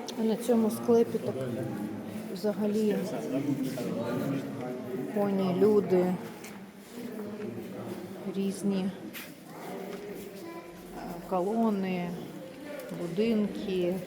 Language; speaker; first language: Ukrainian; native; Ukrainian